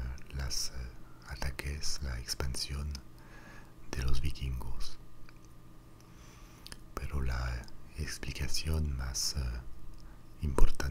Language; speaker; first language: Spanish; non-native, fluent; French